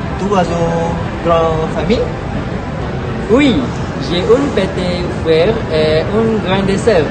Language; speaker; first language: French; non-native, learner; Malay